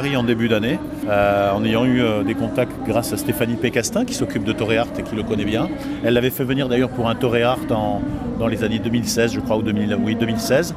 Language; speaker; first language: French; native; French